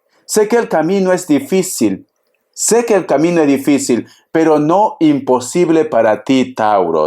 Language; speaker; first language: Spanish; native; Spanish